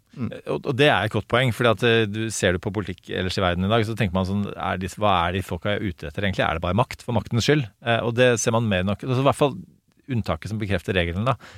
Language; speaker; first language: Norwegian; native; Norwegian